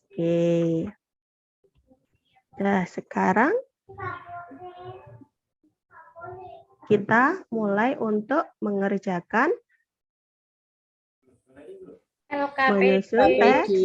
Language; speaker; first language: Indonesian; native; Indonesian